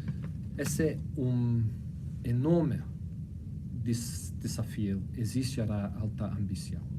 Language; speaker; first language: Portuguese; non-native, fluent; English